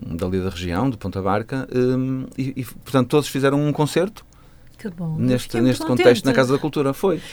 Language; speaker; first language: Portuguese; native; Portuguese